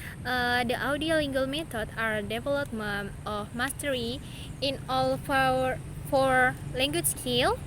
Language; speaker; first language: English; non-native, learner; Indonesian